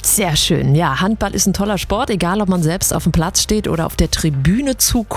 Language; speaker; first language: German; native; German